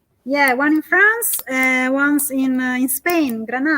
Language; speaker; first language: English; non-native, fluent; Italian